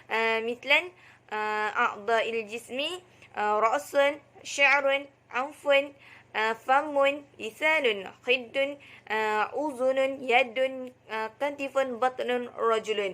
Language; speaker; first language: Arabic; non-native, learner; Malay